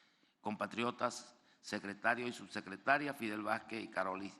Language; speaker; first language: Spanish; native; Spanish